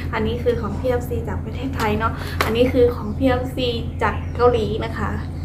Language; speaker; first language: Thai; non-native, local second language; Khün